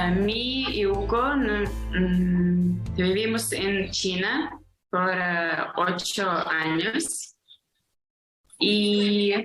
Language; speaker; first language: Spanish; non-native, learner; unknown